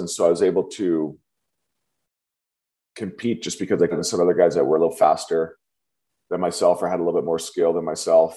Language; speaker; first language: English; native; English